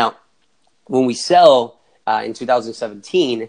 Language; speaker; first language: English; non-native, fluent; Spanish